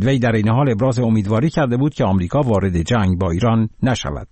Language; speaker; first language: Persian; native; Persian